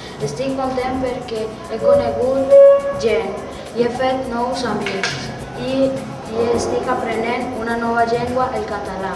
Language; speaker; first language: Catalan; non-native, learner; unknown